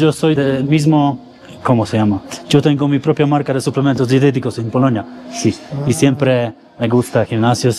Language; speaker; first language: Spanish; non-native, learner; Polish